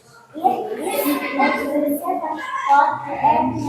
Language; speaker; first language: English; non-native, learner; Indonesian